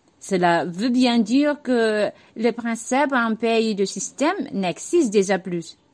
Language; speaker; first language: French; non-native, learner; Cantonese